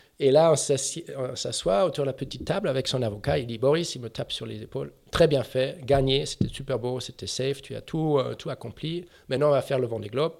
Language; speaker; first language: French; non-native, fluent; German